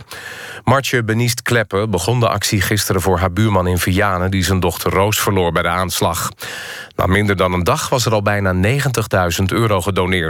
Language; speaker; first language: Dutch; native; Dutch